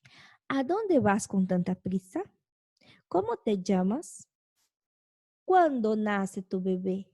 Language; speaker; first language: Spanish; non-native, fluent; Portuguese